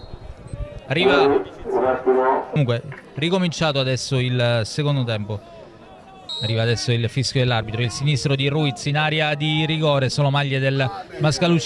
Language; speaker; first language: Italian; native; Italian